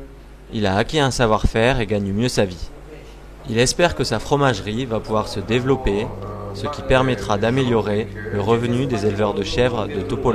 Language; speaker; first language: French; native; French